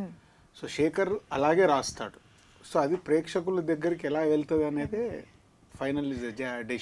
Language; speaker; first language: Telugu; native; Telugu